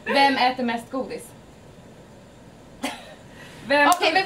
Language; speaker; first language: Swedish; native; Swedish